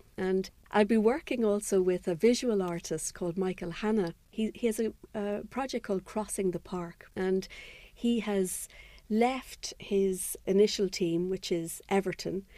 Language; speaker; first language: English; native; English